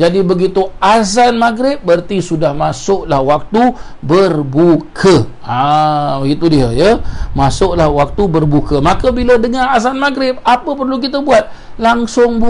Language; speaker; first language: Malay; native; Malay